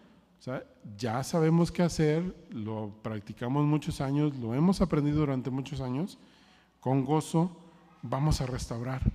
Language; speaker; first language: Spanish; native; Spanish